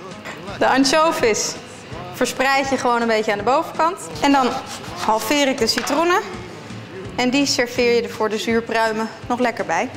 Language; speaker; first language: Dutch; non-native, fluent; Italian